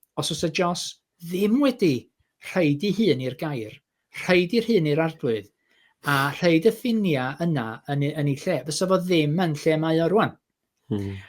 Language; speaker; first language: Welsh; native; Welsh